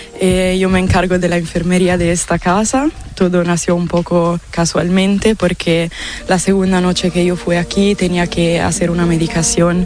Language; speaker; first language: Spanish; non-native, fluent; Italian